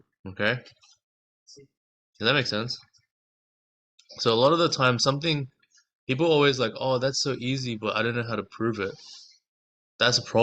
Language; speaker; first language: English; native; English